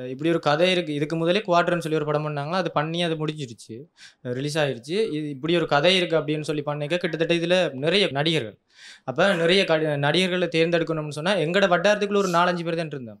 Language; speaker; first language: Tamil; native; Tamil